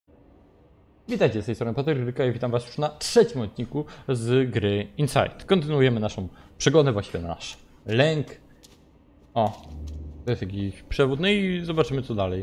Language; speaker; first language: Polish; native; Polish